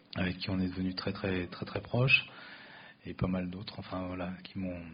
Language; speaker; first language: French; native; French